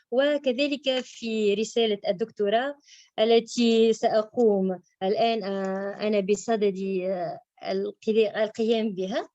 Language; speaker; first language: Arabic; native; Arabic